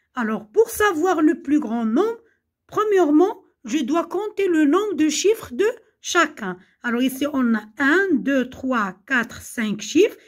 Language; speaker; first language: French; non-native, local second language; Arabic